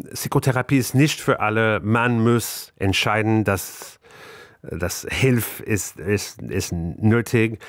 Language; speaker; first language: German; non-native, learner; English